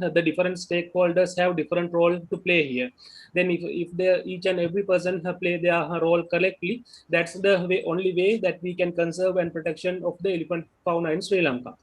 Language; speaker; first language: English; non-native, local second language; Sinhala